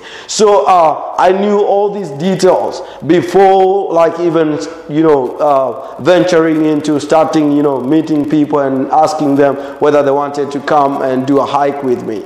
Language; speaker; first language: English; non-native, local second language; Swahili